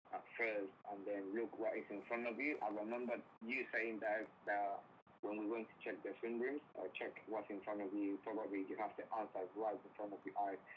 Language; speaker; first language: English; non-native, fluent; Spanish